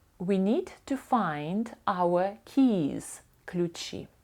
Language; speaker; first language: English; non-native, fluent; Ukrainian